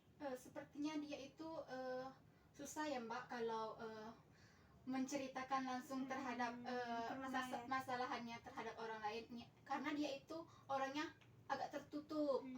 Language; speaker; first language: Indonesian; native; Indonesian